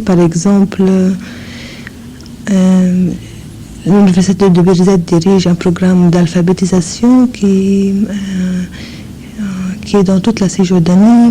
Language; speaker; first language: French; non-native, fluent; English